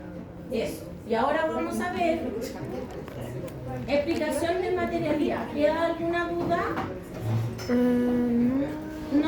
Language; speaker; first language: Spanish; native; Spanish